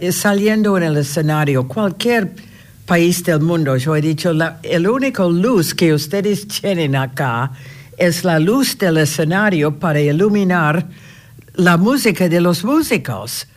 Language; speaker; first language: Spanish; non-native, fluent; English